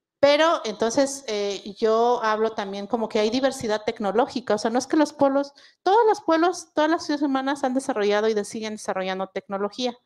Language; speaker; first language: Spanish; non-native, local second language; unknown